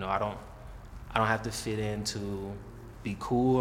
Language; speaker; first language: English; native; English